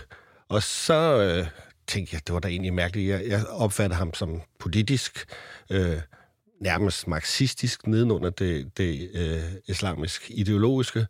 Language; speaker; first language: Danish; native; Danish